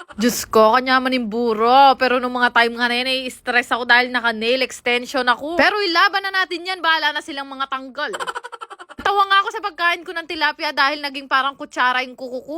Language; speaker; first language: Filipino; native; Filipino